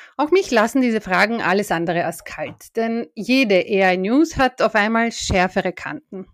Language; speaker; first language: German; native; German